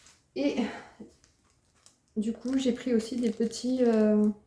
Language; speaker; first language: French; native; French